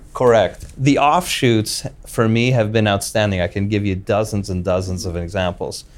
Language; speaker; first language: English; native; English